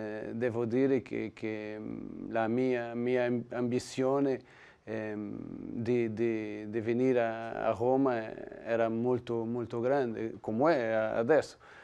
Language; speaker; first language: Italian; non-native, learner; Portuguese